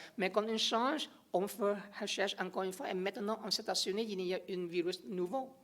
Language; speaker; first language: French; non-native, learner; English